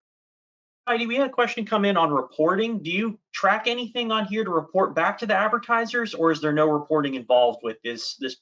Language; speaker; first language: English; native; English